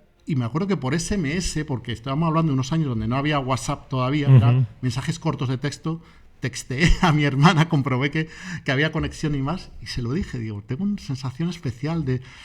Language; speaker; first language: Spanish; native; Spanish